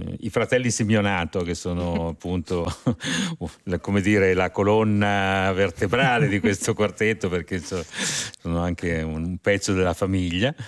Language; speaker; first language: Italian; native; Italian